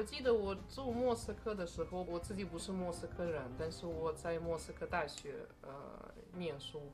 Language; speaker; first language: Chinese; non-native, fluent; Russian